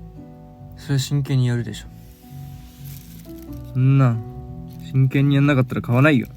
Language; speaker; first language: Japanese; non-native, fluent; Korean